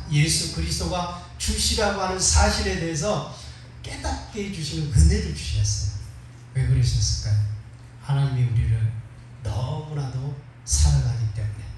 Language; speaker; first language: Korean; native; Korean